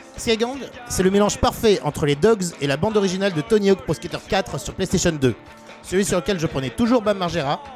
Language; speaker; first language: French; native; French